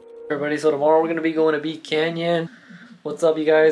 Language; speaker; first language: English; early bilingual, other home language; Spanish